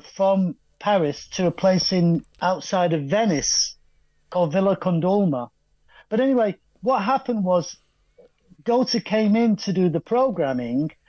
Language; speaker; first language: English; native; English